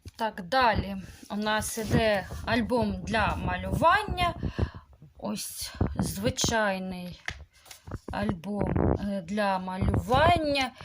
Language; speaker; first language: Ukrainian; non-native, local second language; Russian